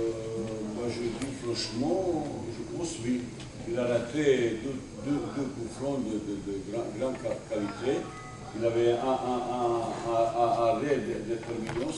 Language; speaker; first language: French; non-native, fluent; Bosnian